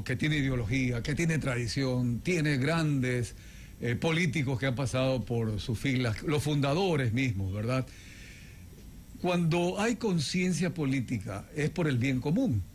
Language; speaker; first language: Spanish; native; Spanish